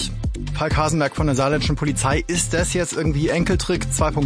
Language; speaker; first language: German; native; German